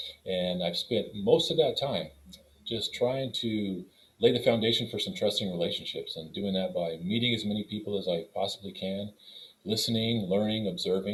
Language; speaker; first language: English; native; English